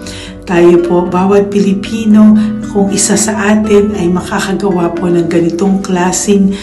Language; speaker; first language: Filipino; native; Filipino